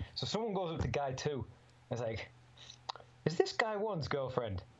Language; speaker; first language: English; native; English